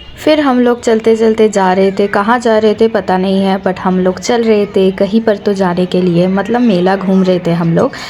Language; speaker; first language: Hindi; non-native, local second language; Bangla